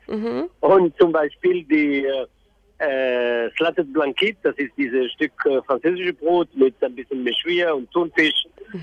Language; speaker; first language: German; non-native, fluent; Arabic